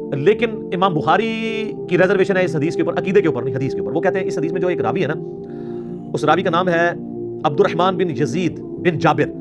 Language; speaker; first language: Urdu; non-native, local second language; Punjabi